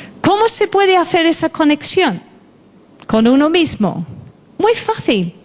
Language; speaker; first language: Spanish; non-native, fluent; English